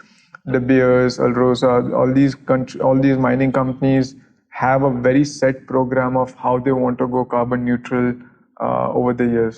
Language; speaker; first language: English; non-native, local second language; Gujarati